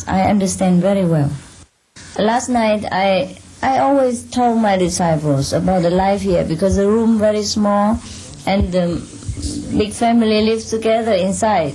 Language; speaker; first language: English; non-native, fluent; Vietnamese